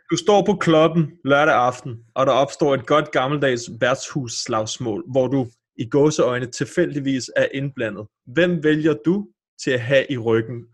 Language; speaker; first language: Danish; native; Danish